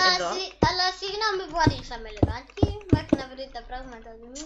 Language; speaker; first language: Greek; native; Greek